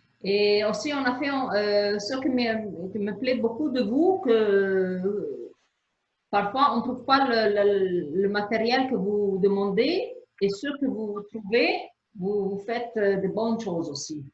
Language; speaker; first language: French; non-native, fluent; Arabic